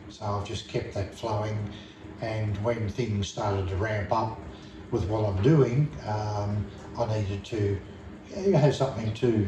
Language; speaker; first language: English; native; English